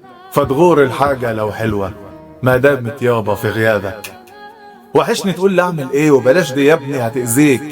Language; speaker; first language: Arabic; native; Arabic